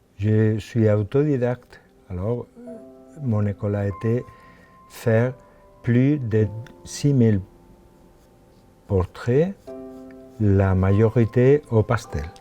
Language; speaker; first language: French; non-native, fluent; Spanish